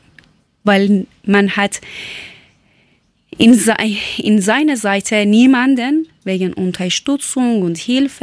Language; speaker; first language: German; non-native, learner; Persian